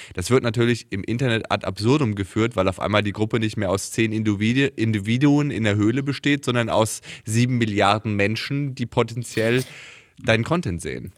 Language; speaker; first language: German; native; German